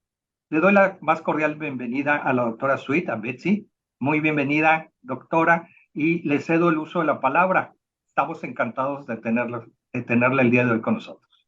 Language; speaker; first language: Spanish; native; Spanish